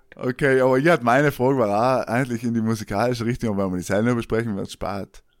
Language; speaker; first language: German; native; German